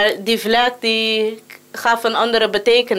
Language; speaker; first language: Dutch; non-native, local second language; Papiamento